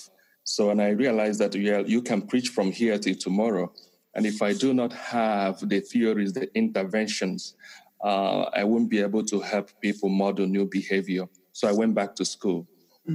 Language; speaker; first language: English; non-native, local second language; Igbo